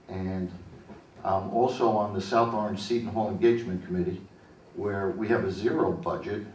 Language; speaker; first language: English; native; English